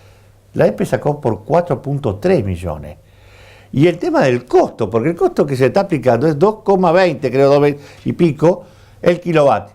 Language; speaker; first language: Spanish; native; Spanish